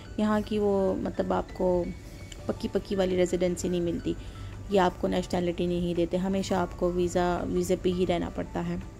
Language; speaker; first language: Urdu; native; Urdu